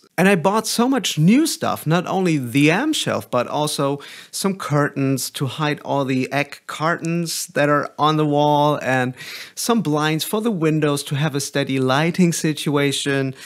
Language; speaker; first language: English; non-native, fluent; German